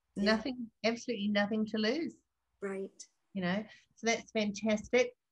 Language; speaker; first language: English; native; English